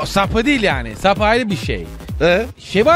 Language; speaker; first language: Turkish; non-native, learner; Italian